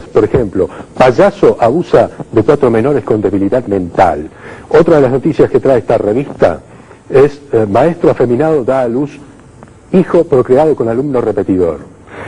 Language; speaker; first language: Spanish; native; Spanish